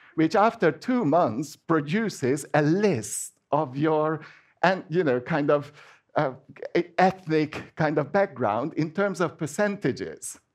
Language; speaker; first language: English; non-native, fluent; Hungarian